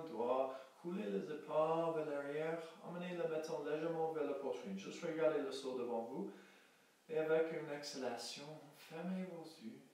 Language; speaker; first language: French; non-native, fluent; English